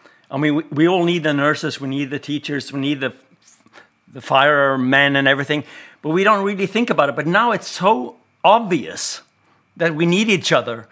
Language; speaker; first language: English; non-native, fluent; Norwegian